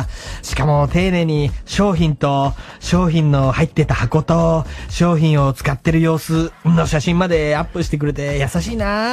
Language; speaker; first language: Japanese; native; Japanese